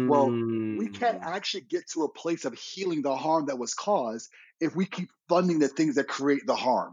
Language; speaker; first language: English; native; English